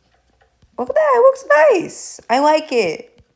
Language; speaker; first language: English; native; English